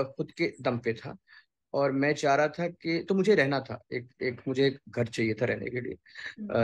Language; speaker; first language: Hindi; non-native, local second language; Bangla